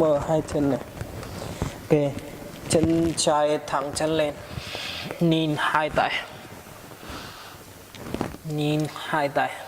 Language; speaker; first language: Vietnamese; non-native, learner; Hindi